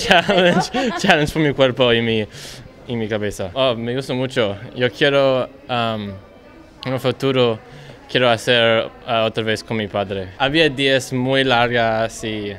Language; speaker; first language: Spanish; non-native, learner; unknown